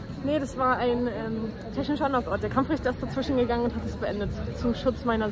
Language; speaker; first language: German; native; German